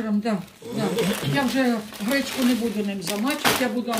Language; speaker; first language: Russian; non-native, local second language; Ukrainian